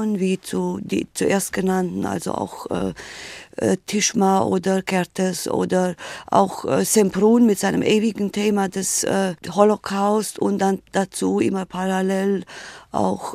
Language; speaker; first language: German; native; German